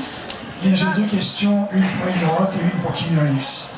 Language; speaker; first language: French; native; French